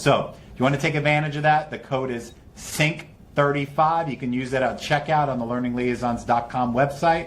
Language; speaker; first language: English; native; English